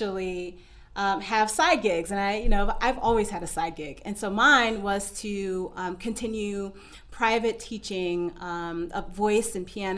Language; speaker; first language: English; native; English